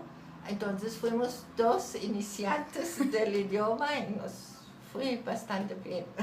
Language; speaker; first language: Spanish; non-native, fluent; German